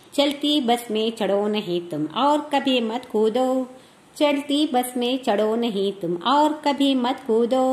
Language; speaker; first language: Hindi; non-native, local second language; Kannada